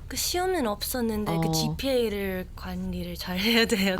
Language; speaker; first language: Korean; early bilingual, heritage; Korean